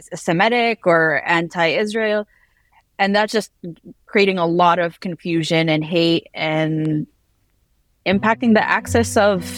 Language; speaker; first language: English; early bilingual, heritage; Arabic